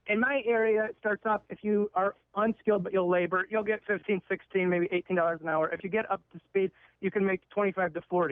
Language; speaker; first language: English; native; English